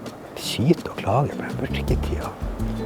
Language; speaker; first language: Norwegian; native; Norwegian